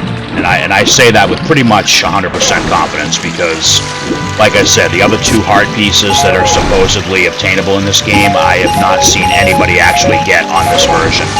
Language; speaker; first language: English; native; English